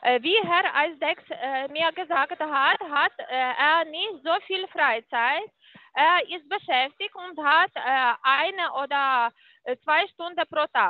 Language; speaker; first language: German; non-native, fluent; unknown